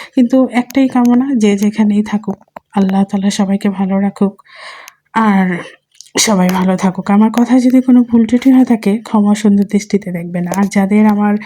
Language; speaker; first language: Bangla; non-native, local second language; Sylheti